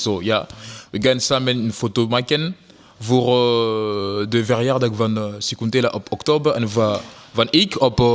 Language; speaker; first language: Dutch; non-native, learner; French